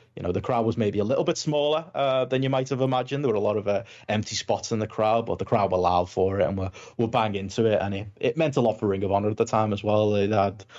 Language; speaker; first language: English; native; English